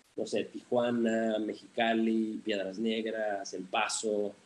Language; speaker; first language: Spanish; early bilingual, heritage; Spanish